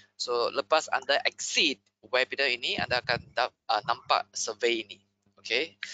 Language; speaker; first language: Malay; non-native, local second language; Chinese